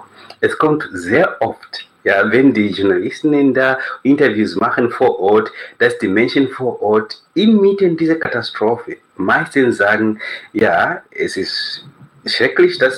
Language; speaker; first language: German; non-native, fluent; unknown